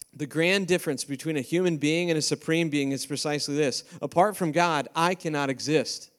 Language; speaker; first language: English; native; English